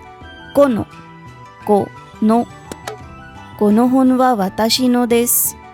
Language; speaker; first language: Japanese; non-native, fluent; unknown